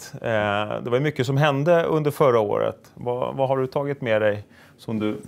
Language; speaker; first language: Swedish; native; Swedish